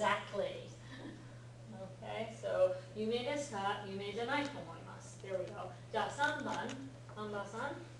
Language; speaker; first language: Japanese; non-native, fluent; English